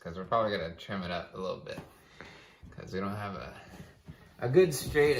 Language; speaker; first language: English; native; English